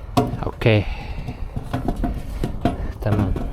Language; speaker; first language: Korean; non-native, learner; Arabic